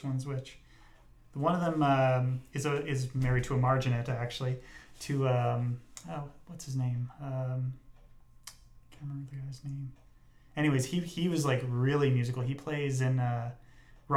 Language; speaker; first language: English; native; English